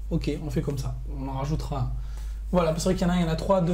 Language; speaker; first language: French; native; French